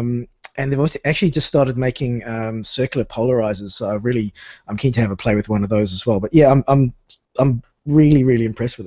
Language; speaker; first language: English; native; English